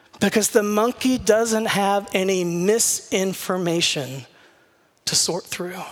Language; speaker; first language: English; native; English